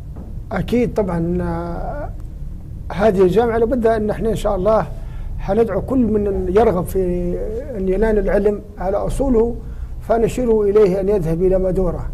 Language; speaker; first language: Arabic; native; Arabic